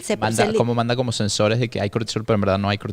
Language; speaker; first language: Spanish; native; Spanish